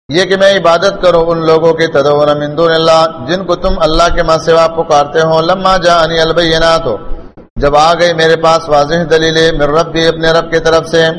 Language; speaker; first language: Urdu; non-native, local second language; Pashto